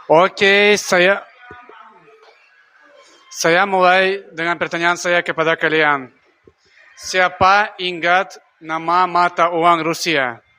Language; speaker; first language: Indonesian; non-native, learner; Russian